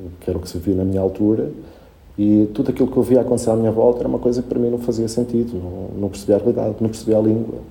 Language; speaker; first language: Portuguese; early bilingual, other home language; Spanish